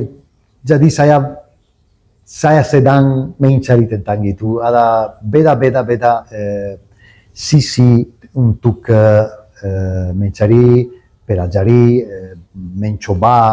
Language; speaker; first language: Indonesian; non-native, learner; Italian